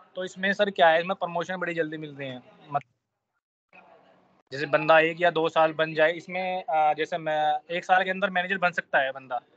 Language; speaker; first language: Hindi; native; Hindi